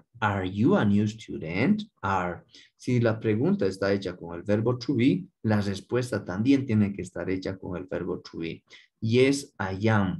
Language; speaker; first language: Spanish; native; Spanish